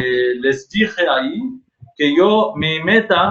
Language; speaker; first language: Spanish; non-native, fluent; Arabic